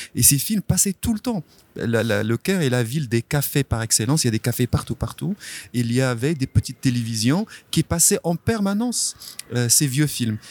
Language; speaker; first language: French; non-native, local second language; Arabic